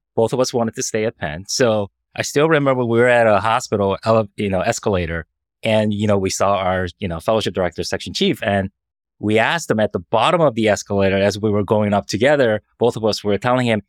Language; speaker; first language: English; early bilingual, other home language; Korean